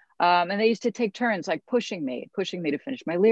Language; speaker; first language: English; native; English